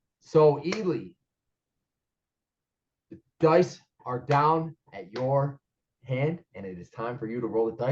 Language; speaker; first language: English; native; English